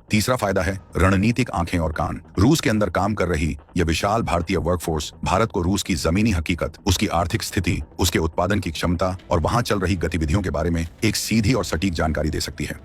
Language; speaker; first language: Hindi; native; Hindi